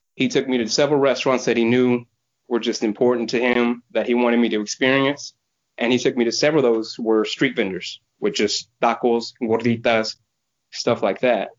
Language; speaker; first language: English; native; English